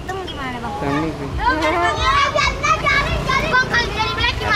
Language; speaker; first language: Indonesian; native; Indonesian